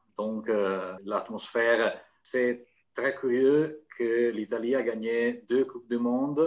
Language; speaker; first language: French; non-native, fluent; Italian